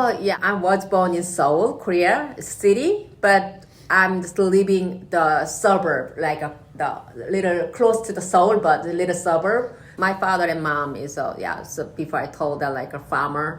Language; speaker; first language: English; non-native, learner; Korean